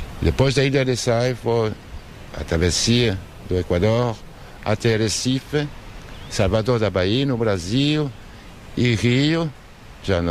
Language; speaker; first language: Portuguese; non-native, learner; French